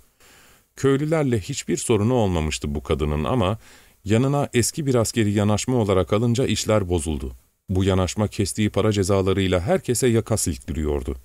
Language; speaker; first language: Turkish; native; Turkish